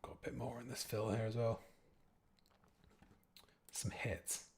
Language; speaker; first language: English; native; English